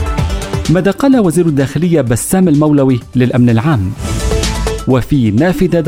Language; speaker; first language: Arabic; native; Arabic